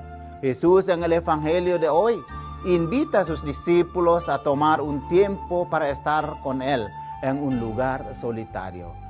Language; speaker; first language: Spanish; non-native, fluent; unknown